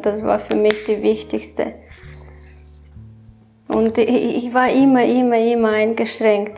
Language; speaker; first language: German; non-native, fluent; Romanian